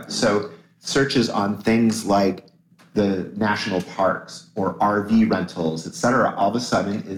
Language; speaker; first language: English; native; English